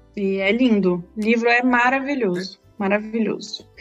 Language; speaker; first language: Portuguese; native; Portuguese